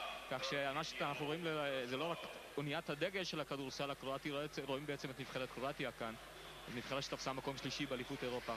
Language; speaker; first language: Hebrew; native; Hebrew